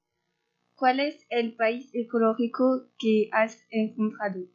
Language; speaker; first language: Spanish; non-native, learner; French